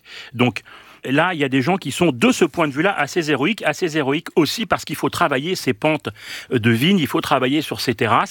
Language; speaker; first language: French; native; French